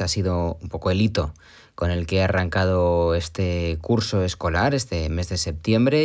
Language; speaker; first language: Spanish; native; Spanish